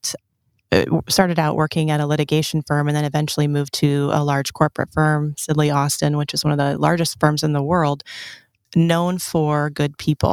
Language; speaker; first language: English; native; English